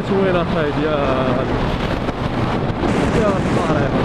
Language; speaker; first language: Arabic; native; Arabic